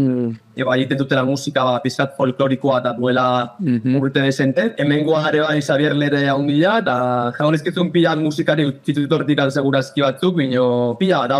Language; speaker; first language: Basque; native; Basque